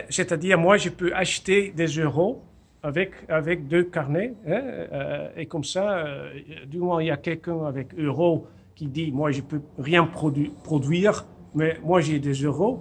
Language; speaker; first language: French; non-native, fluent; Dutch